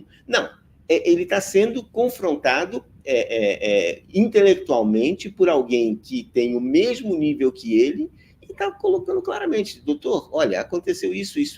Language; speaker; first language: Portuguese; native; Portuguese